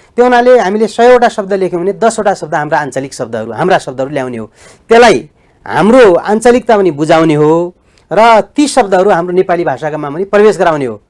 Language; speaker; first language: Nepali; native; Nepali